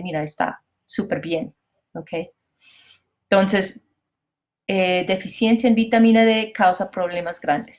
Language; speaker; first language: Spanish; non-native, fluent; English